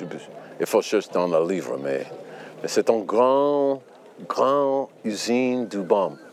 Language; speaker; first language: French; non-native, learner; English